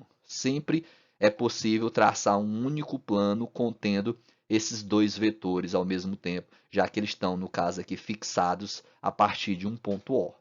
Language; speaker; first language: Portuguese; native; Portuguese